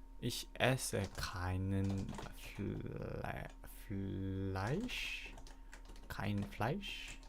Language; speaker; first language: German; non-native, learner; Korean